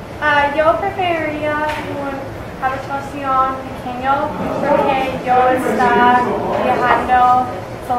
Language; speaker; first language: Spanish; non-native, learner; English